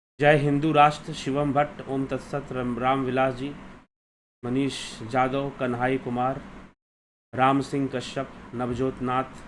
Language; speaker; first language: Hindi; native; Hindi